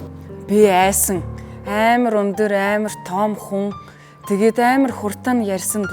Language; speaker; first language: Mongolian; non-native, learner; Russian